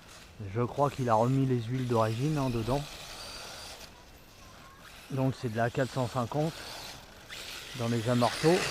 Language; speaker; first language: French; native; French